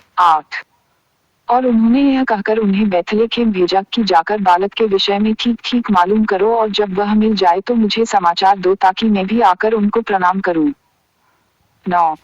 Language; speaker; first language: Hindi; native; Hindi